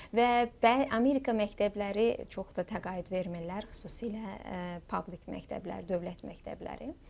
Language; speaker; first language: Azerbaijani; native; Azerbaijani